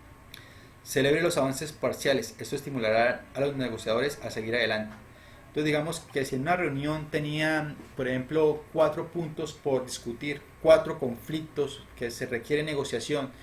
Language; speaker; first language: Spanish; native; Spanish